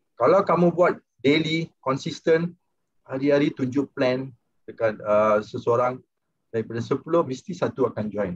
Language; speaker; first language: Malay; non-native, local second language; Tamil